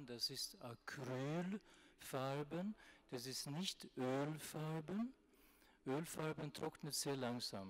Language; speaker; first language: German; non-native, fluent; Swedish